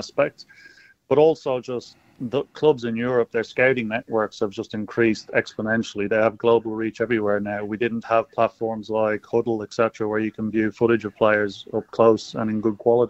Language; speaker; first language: English; native; English